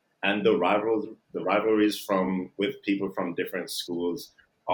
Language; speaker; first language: English; non-native, local second language; Jamaican Creole English